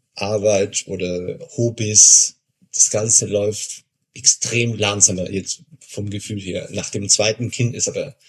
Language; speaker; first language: German; non-native, fluent; Spanish